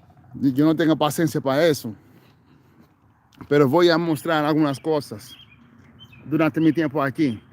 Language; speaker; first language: Spanish; non-native, fluent; English